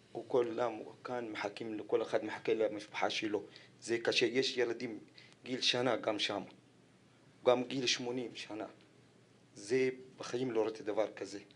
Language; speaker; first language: Hebrew; non-native, local second language; Arabic